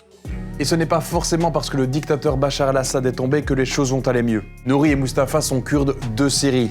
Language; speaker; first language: French; native; French